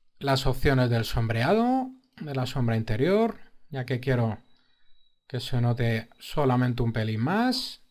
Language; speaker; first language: Spanish; native; Spanish